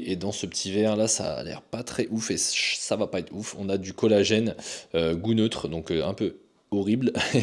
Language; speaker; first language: French; native; French